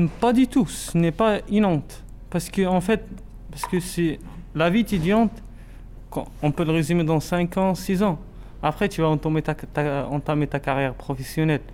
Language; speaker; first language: French; non-native, local second language; Arabic